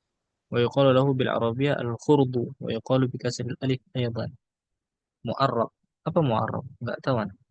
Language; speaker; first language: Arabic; non-native, fluent; Indonesian